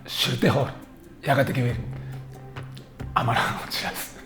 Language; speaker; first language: Mongolian; non-native, learner; Korean